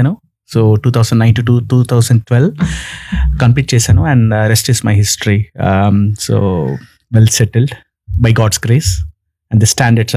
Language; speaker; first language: Telugu; non-native, local second language; Tamil